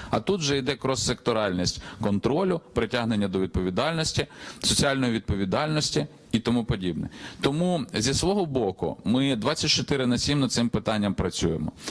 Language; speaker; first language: Ukrainian; native; Ukrainian